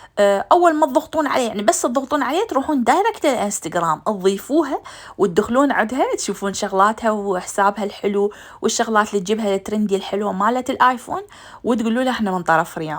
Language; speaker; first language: Arabic; native; Arabic